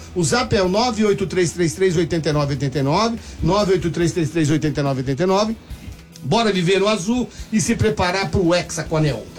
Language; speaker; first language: Portuguese; native; Portuguese